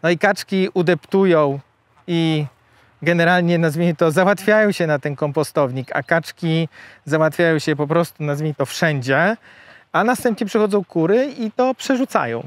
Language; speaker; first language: Polish; native; Polish